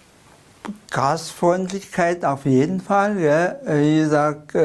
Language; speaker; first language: German; non-native, fluent; Chinese